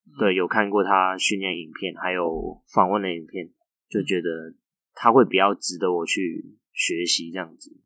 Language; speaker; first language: Chinese; non-native, fluent; Cantonese